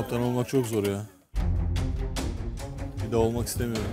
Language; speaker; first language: Turkish; native; Turkish